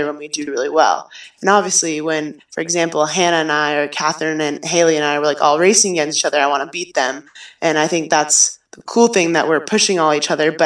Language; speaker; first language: English; native; English